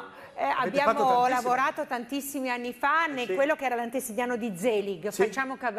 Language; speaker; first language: Italian; native; Italian